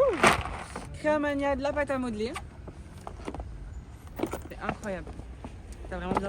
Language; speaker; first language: French; native; French